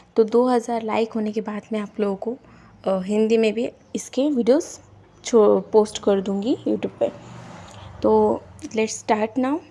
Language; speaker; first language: Hindi; non-native, local second language; Marathi